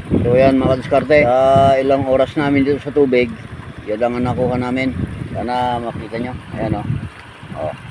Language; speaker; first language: Filipino; non-native, local second language; Iloko